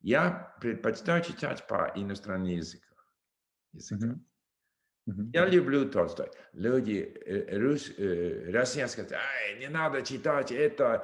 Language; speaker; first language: Russian; non-native, learner; English